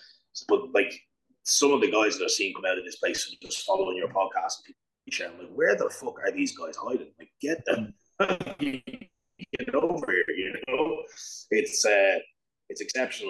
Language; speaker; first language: English; native; English